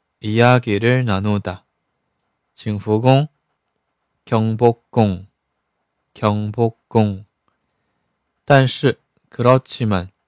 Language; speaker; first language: Korean; non-native, fluent; Chinese